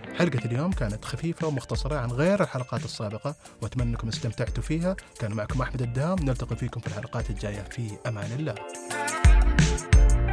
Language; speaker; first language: Arabic; native; Arabic